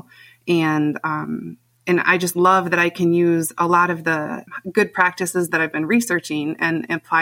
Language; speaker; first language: English; native; English